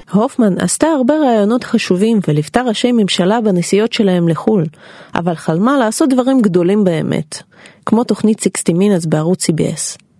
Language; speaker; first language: Hebrew; non-native, fluent; Russian